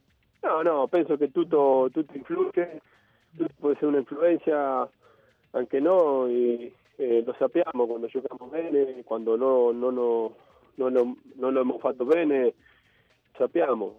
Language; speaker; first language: Italian; non-native, fluent; Spanish